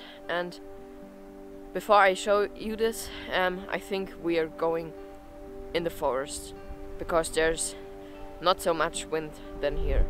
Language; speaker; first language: English; non-native, fluent; German